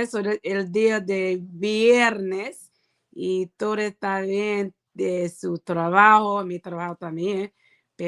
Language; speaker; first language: Spanish; non-native, learner; English